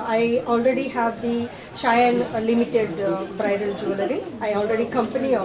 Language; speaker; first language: English; non-native, learner; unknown